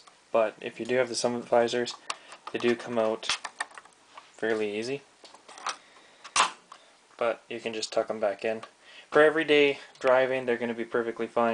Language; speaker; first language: English; native; English